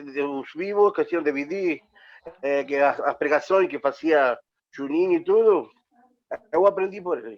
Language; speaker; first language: Portuguese; non-native, learner; Spanish